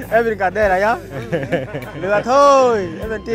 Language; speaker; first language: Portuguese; non-native, learner; Vietnamese